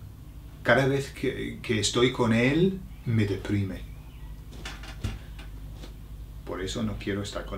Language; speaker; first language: Spanish; non-native, fluent; English